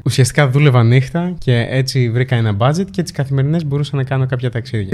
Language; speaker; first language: Greek; early bilingual, other home language; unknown